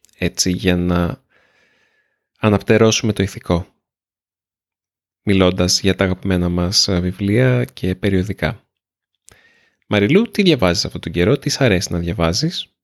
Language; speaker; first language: Greek; native; Greek